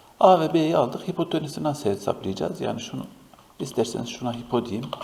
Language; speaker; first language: Turkish; native; Turkish